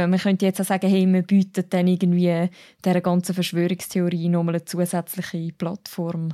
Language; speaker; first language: German; native; German